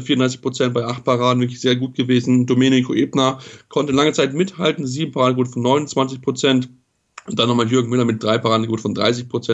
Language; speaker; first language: German; native; German